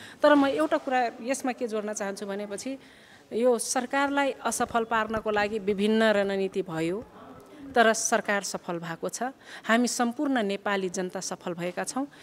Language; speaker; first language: Nepali; non-native, local second language; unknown